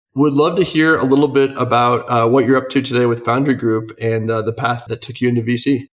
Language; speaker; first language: English; native; English